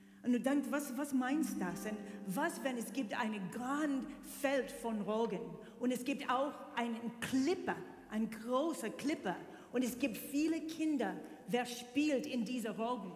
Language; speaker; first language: German; non-native, learner; English